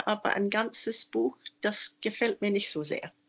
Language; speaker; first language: German; non-native, fluent; English